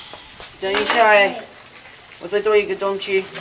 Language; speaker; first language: Chinese; early bilingual, heritage; Chinese